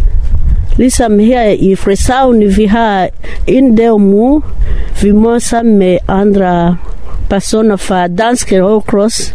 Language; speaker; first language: Danish; non-native, learner; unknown